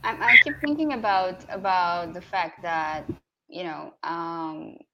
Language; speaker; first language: English; non-native, fluent; Romanian